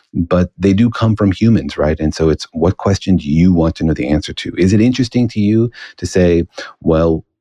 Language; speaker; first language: English; native; English